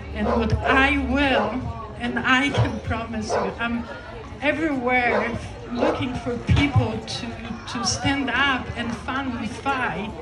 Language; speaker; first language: English; non-native, learner; Polish